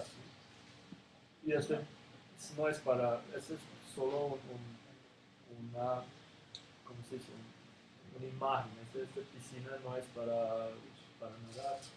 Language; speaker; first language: Spanish; non-native, learner; Serbian